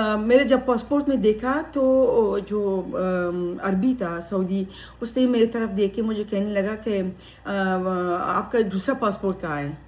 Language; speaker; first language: Urdu; non-native, fluent; Persian